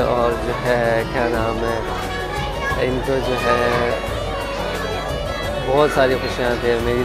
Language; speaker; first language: Urdu; native; Urdu